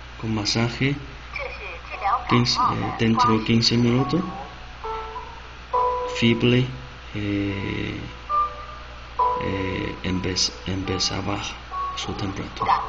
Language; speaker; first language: Spanish; non-native, learner; Chinese